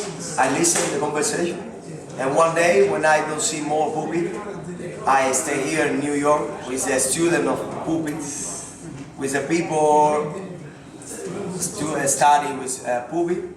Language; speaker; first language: English; non-native, learner; Spanish